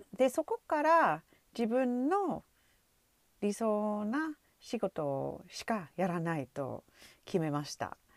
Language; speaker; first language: Japanese; non-native, fluent; English